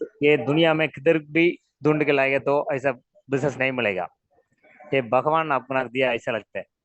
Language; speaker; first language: Hindi; non-native, local second language; Tamil